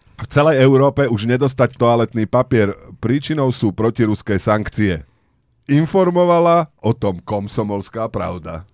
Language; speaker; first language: Slovak; native; Slovak